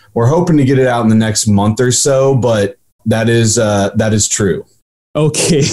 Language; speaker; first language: English; native; English